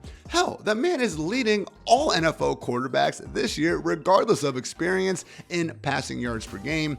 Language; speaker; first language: English; native; English